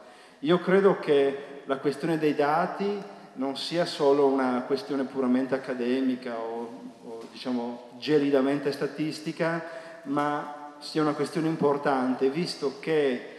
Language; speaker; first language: Italian; native; Italian